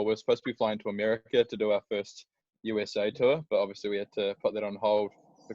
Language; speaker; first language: English; native; English